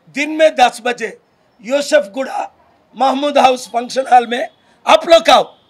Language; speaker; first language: Hindi; non-native, local second language; Telugu